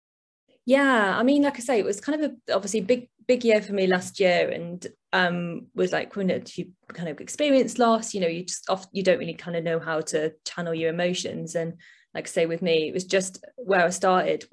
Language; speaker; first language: English; native; English